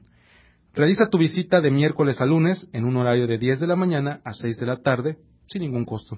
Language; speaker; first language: Spanish; native; Spanish